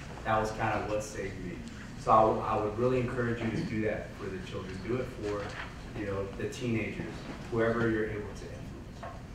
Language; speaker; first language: English; early bilingual, other home language; Spanish